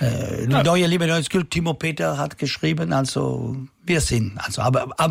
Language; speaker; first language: German; non-native, learner; Italian